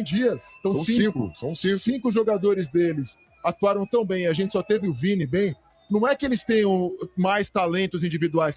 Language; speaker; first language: Portuguese; native; Portuguese